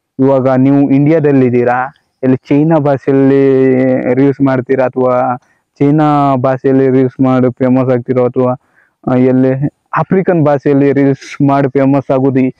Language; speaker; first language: Kannada; non-native, local second language; Konkani